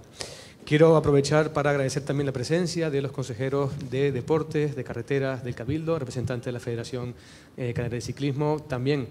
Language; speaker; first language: Spanish; native; Spanish